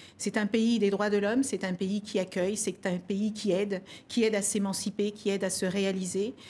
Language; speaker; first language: French; early bilingual, other home language; Kabuverdianu